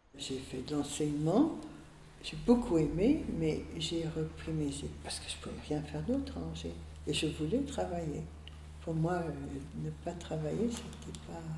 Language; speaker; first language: French; early bilingual, other home language; Hungarian